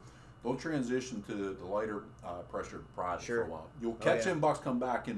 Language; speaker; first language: English; native; English